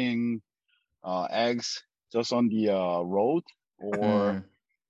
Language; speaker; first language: English; non-native, fluent; Korean